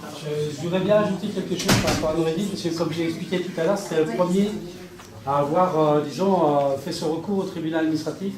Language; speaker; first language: French; native; French